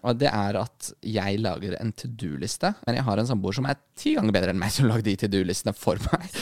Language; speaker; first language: Norwegian; early bilingual, other home language; Arabic